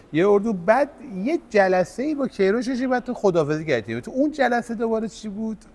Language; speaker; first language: Persian; native; Persian